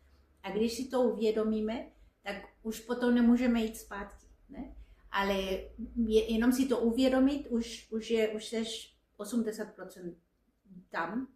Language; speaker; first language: Czech; non-native, fluent; Spanish